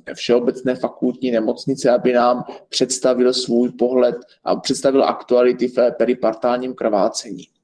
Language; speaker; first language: Czech; native; Czech